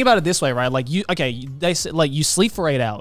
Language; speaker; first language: English; native; English